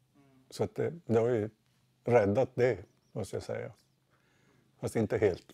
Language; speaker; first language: Swedish; native; Swedish